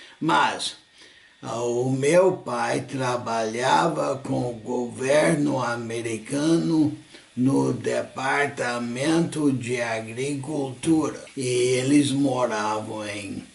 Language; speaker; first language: Portuguese; non-native, fluent; English